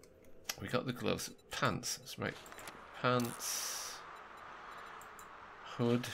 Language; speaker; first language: English; native; English